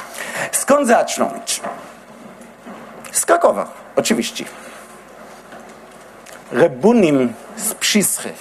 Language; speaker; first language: Polish; non-native, learner; Hebrew